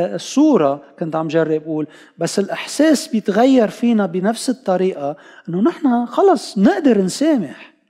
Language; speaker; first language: Arabic; non-native, local second language; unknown